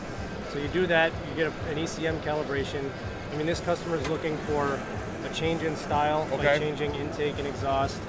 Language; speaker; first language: English; native; English